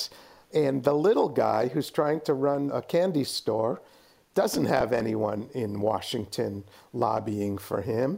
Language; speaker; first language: English; native; English